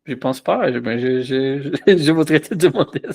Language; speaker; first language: French; non-native, fluent; Portuguese